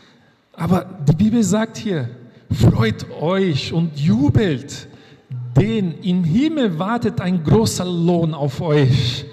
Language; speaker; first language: German; non-native, fluent; Portuguese